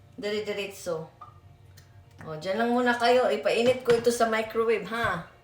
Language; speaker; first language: Filipino; non-native, local second language; Cebuano